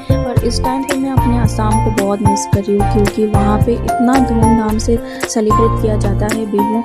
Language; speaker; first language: Hindi; non-native, local second language; Bangla